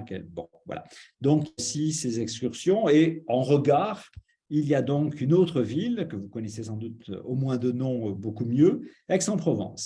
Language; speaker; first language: French; native; French